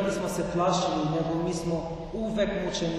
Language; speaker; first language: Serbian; non-native, learner; Arabic